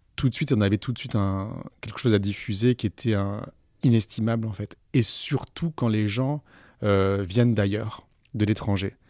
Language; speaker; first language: French; native; French